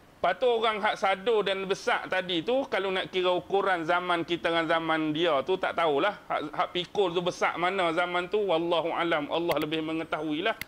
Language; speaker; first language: Malay; native; Malay